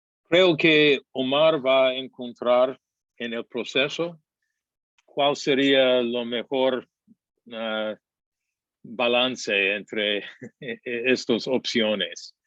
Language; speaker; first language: Spanish; non-native, fluent; English